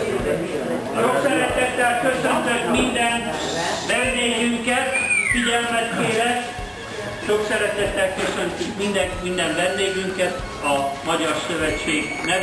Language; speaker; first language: Hungarian; early bilingual, heritage; Hungarian